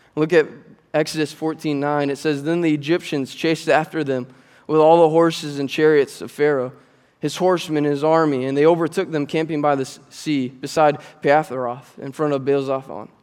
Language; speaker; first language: English; native; English